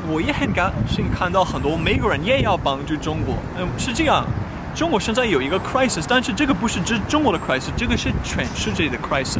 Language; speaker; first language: Chinese; non-native, fluent; English